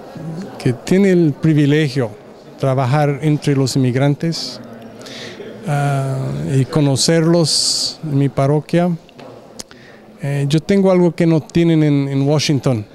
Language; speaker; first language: Spanish; non-native, fluent; English